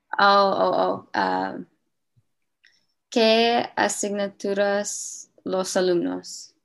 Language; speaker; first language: Spanish; non-native, learner; English